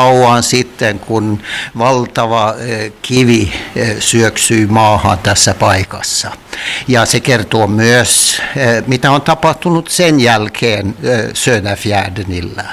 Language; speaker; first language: Finnish; non-native, local second language; Swedish